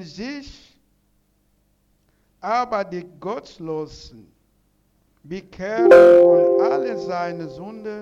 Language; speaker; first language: German; non-native, learner; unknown